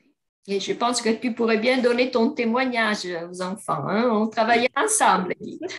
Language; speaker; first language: French; non-native, fluent; Italian